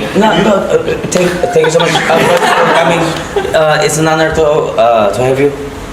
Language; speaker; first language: English; non-native, fluent; Indonesian